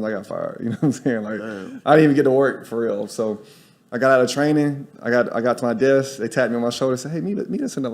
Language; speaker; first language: English; native; English